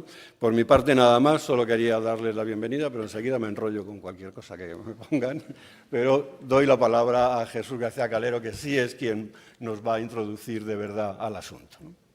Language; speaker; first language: Spanish; native; Spanish